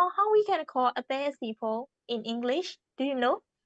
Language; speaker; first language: English; non-native, learner; Indonesian